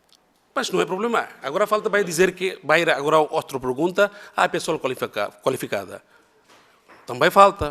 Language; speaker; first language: Portuguese; non-native, learner; Bangla